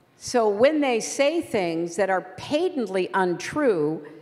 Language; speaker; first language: English; native; English